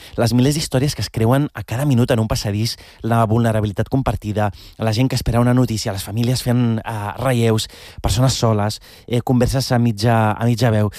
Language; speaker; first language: Catalan; early bilingual, other home language; Arabic